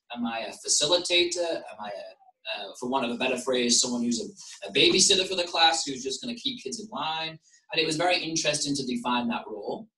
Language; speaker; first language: English; native; English